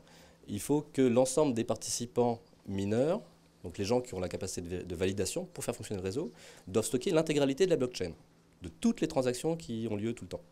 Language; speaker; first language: French; native; French